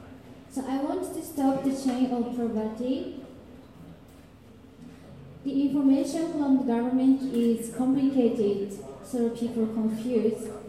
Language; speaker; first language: English; non-native, learner; Japanese